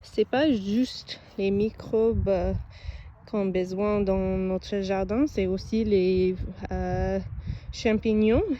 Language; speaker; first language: French; non-native, learner; English